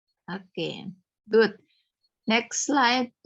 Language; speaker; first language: English; non-native, fluent; Indonesian